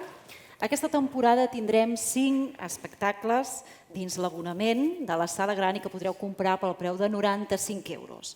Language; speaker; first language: Catalan; native; Catalan